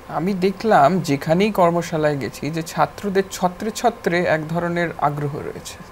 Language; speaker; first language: Bangla; non-native, local second language; Urdu